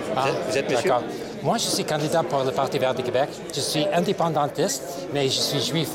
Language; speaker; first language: French; non-native, local second language; English